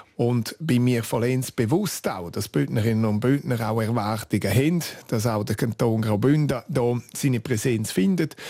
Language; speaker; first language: German; non-native, local second language; Romansh